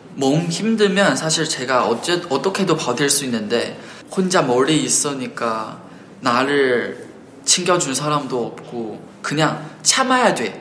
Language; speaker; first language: Korean; non-native, fluent; Chinese